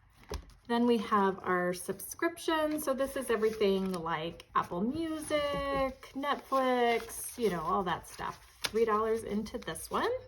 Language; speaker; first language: English; native; English